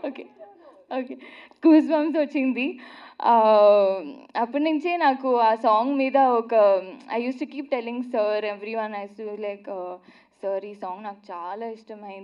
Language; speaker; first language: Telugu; non-native, learner; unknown